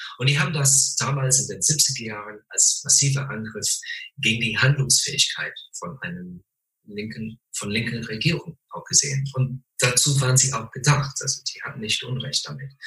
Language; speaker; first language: German; non-native, fluent; English